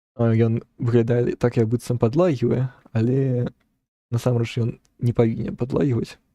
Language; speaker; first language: Belarusian; non-native, local second language; Russian